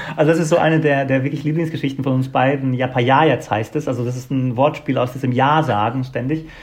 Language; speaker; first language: German; non-native, fluent; Bosnian